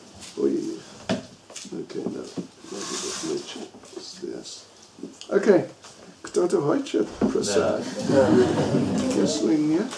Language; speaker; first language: Russian; non-native, learner; English